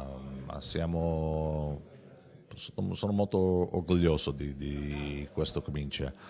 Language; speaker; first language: Italian; non-native, learner; English